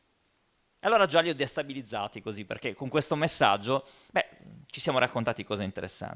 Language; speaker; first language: Italian; native; Italian